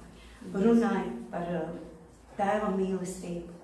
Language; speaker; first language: Latvian; non-native, local second language; Russian